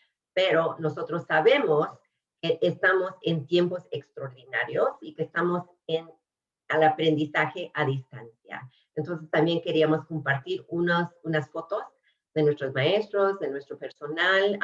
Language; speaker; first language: Spanish; early bilingual, other home language; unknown